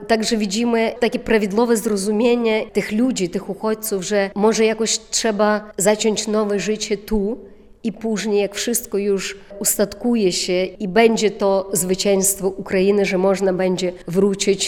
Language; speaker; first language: Polish; non-native, fluent; Ukrainian